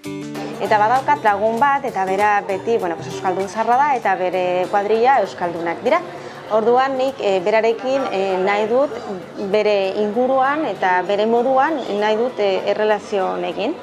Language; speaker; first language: Basque; non-native, learner; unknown